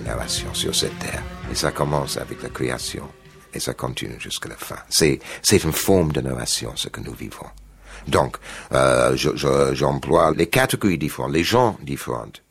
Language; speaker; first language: French; non-native, fluent; English